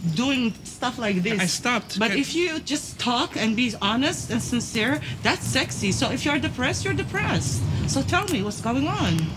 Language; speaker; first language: English; early bilingual, other home language; Persian